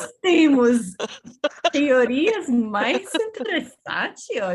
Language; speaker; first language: Portuguese; non-native, learner; English